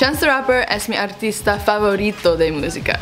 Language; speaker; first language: Spanish; non-native, learner; English